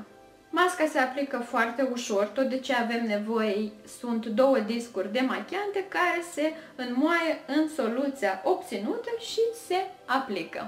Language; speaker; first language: Romanian; native; Romanian